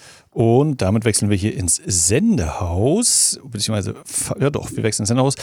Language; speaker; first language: German; native; German